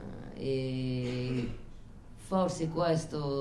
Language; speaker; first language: Italian; non-native, fluent; French